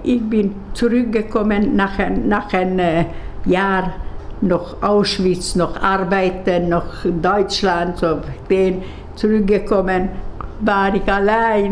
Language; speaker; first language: German; non-native, learner; Hungarian